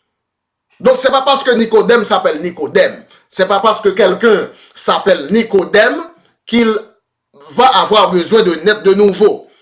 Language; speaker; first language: French; non-native, local second language; Haitian Creole